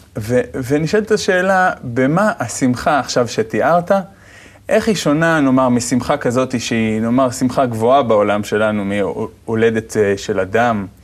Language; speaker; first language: Hebrew; native; Hebrew